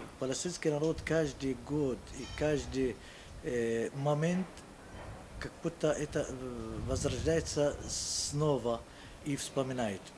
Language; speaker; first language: Russian; non-native, fluent; Arabic